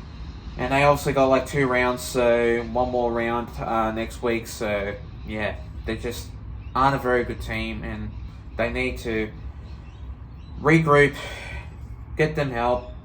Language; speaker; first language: English; native; English